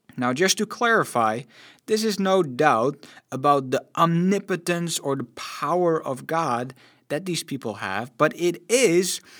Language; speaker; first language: English; non-native, fluent; Dutch